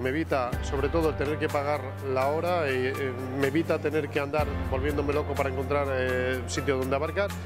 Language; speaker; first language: Spanish; native; Spanish